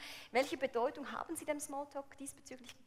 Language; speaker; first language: German; native; German